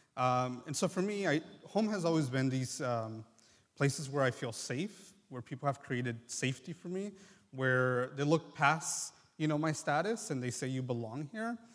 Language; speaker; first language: English; early bilingual, other home language; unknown